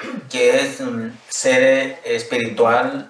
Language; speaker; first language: Spanish; non-native, local second language; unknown